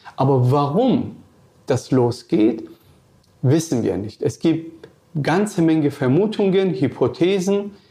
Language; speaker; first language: German; non-native, fluent; Persian